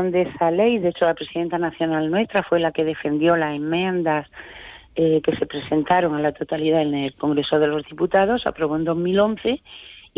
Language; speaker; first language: Spanish; native; Spanish